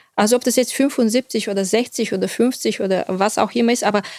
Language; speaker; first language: German; non-native, fluent; Bulgarian